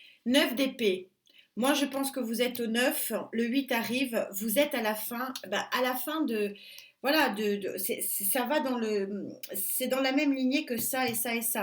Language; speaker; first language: French; native; French